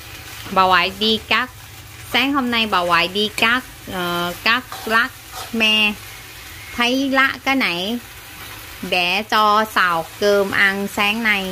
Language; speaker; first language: Vietnamese; non-native, learner; Thai